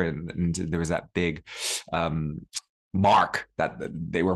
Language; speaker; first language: English; early bilingual, other home language; Cantonese